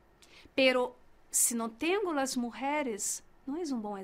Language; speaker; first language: Spanish; non-native, learner; Portuguese